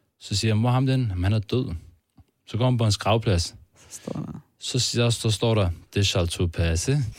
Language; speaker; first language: Danish; early bilingual, other home language; Turkish